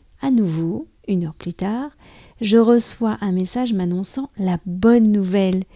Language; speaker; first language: French; native; French